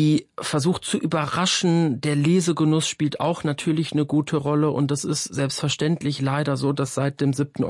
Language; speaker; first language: German; native; German